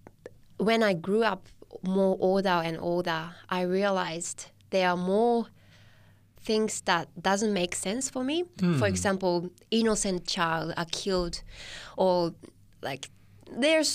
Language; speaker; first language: English; non-native, fluent; Japanese